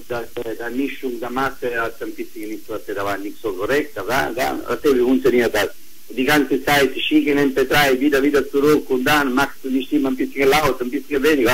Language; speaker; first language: German; non-native, learner; Italian